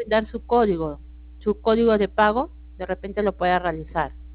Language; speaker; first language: Spanish; native; Spanish